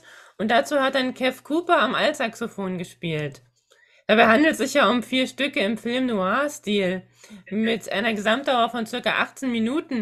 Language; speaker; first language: German; native; German